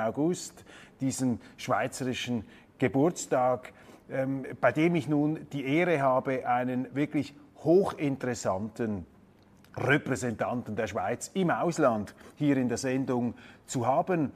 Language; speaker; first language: German; native; German